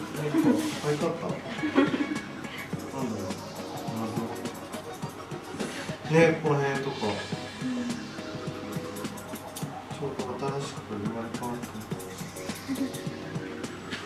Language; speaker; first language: Japanese; native; Japanese